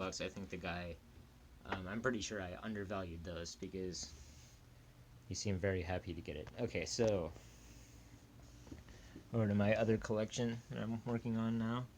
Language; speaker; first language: English; native; English